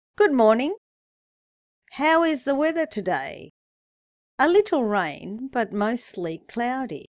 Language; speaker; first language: English; native; English